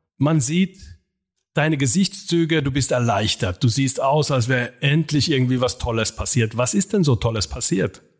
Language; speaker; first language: German; non-native, fluent; Finnish